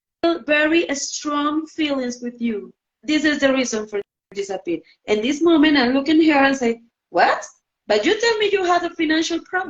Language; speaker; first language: English; non-native, learner; Spanish